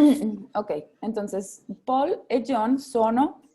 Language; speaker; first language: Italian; non-native, fluent; Spanish